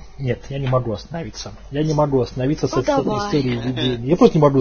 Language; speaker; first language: Russian; native; Russian